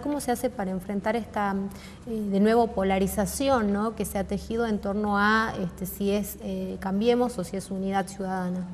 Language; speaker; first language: Spanish; native; Spanish